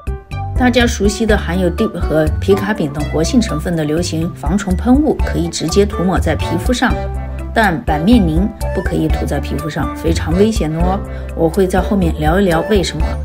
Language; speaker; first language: Chinese; native; Chinese